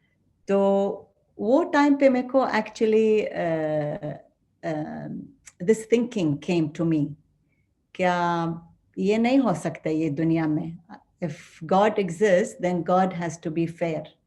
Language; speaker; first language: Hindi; non-native, fluent; Arabic